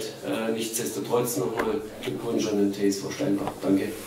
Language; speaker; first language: German; native; German